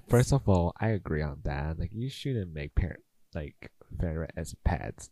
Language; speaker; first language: English; non-native, fluent; Chinese